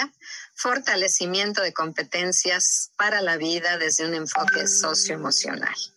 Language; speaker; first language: Spanish; native; Spanish